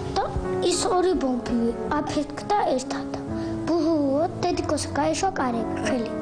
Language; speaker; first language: Georgian; native; Georgian